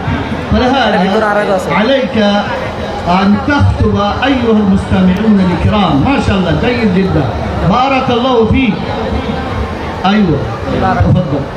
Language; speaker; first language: Arabic; non-native, fluent; Bangla